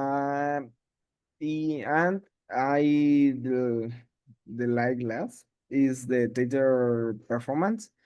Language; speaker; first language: English; non-native, learner; Spanish